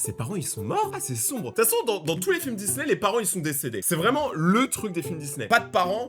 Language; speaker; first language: French; native; French